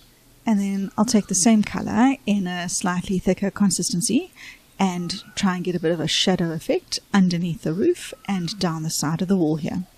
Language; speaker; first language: English; native; English